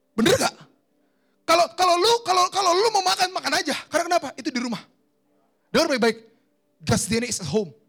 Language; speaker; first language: Indonesian; native; Indonesian